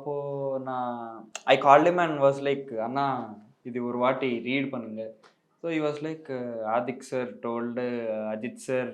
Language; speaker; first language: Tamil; non-native, learner; Telugu